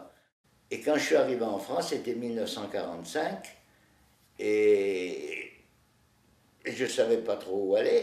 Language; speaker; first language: French; native; French